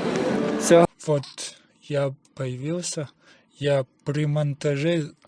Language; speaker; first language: Russian; non-native, local second language; Kyrgyz